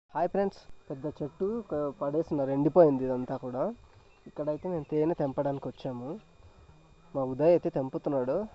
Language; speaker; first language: Telugu; non-native, local second language; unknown